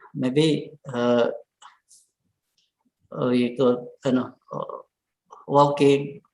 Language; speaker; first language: English; non-native, learner; Indonesian